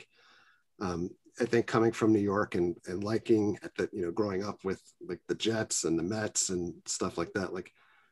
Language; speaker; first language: English; native; English